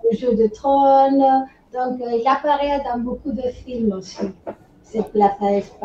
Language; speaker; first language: French; non-native, fluent; Spanish